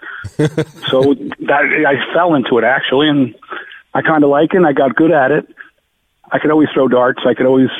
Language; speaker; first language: English; native; English